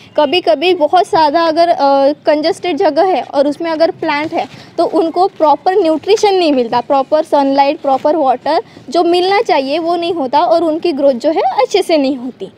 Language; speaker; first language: Hindi; non-native, local second language; Marathi